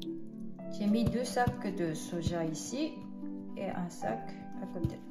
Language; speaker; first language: French; non-native, fluent; Japanese